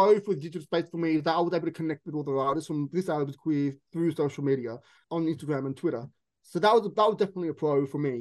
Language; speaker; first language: English; native; English